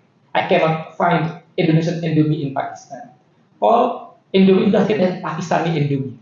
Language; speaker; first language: English; non-native, fluent; Indonesian